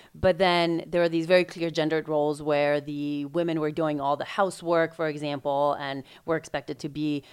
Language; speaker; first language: English; non-native, fluent; Macedonian